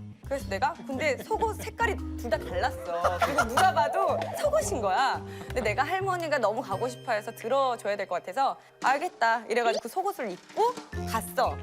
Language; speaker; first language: Korean; native; Korean